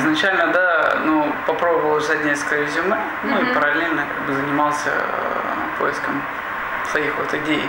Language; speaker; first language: Russian; native; Russian